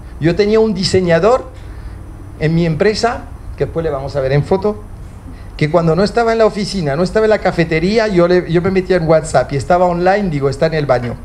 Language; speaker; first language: Spanish; early bilingual, heritage; Spanish